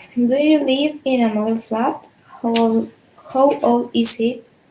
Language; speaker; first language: English; non-native, learner; Spanish